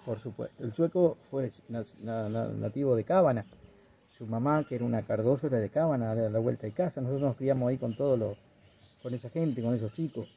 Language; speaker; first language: Spanish; native; Spanish